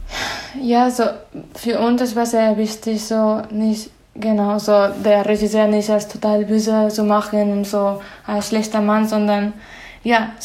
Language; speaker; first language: German; non-native, fluent; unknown